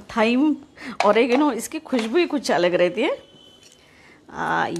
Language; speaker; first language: Hindi; non-native, local second language; Marathi